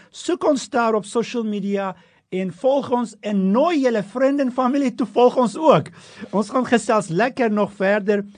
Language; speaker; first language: Afrikaans; non-native, fluent; Turkish